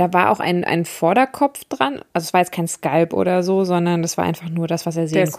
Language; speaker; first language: German; native; German